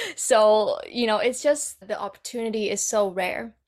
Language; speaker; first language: English; native; English